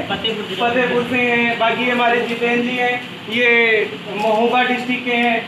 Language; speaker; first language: Hindi; native; Hindi